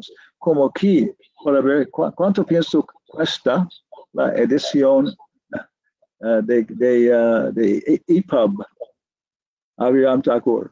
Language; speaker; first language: Spanish; non-native, learner; English